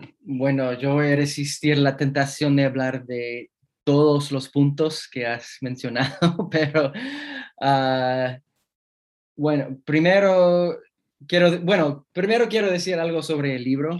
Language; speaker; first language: Spanish; non-native, fluent; English